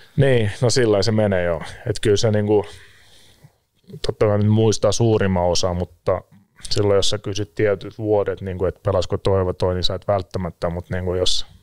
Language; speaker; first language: Finnish; early bilingual, other home language; Russian